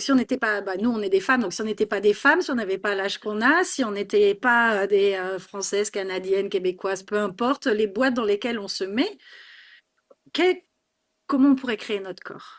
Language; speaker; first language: French; native; French